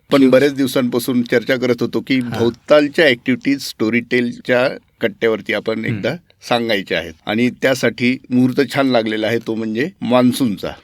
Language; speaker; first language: Marathi; native; Marathi